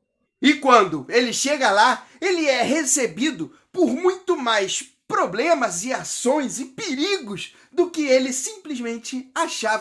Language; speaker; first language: Portuguese; native; Portuguese